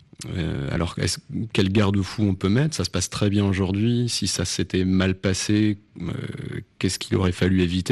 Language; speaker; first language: French; native; French